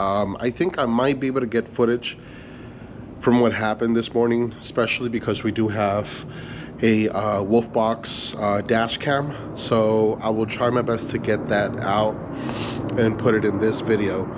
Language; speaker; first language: English; native; English